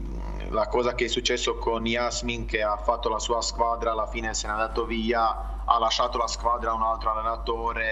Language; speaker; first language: Italian; non-native, fluent; Croatian